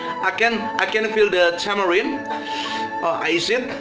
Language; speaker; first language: English; non-native, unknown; Indonesian